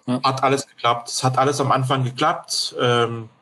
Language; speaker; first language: German; non-native, fluent; French